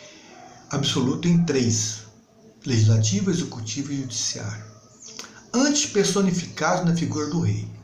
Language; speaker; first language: Portuguese; native; Portuguese